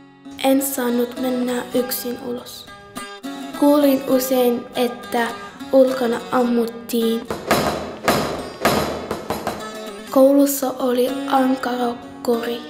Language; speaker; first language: Finnish; non-native, learner; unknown